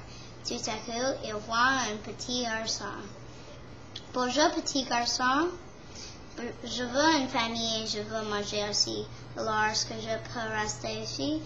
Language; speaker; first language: French; non-native, learner; English